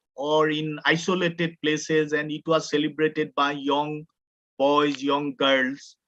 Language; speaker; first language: English; non-native, local second language; Assamese